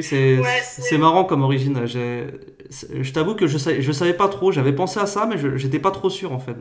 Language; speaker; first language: French; native; French